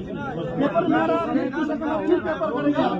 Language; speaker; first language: Hindi; non-native, local second language; Nepali